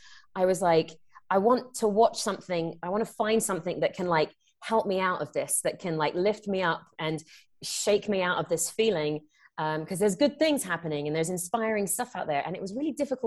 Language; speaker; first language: English; native; English